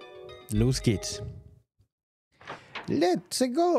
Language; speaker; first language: German; native; German